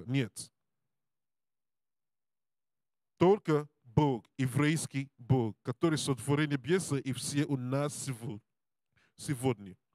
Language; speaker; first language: Russian; non-native, learner; English